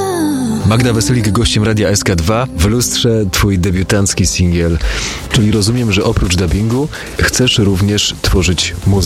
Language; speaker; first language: Polish; native; Polish